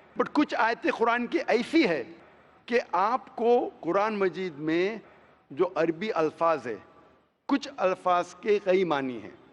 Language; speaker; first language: Hindi; non-native, local second language; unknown